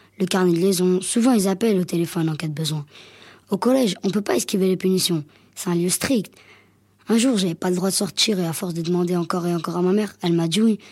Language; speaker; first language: French; native; French